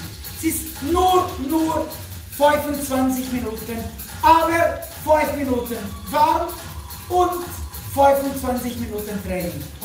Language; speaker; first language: German; non-native, fluent; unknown